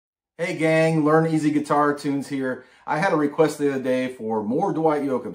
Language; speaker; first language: English; native; English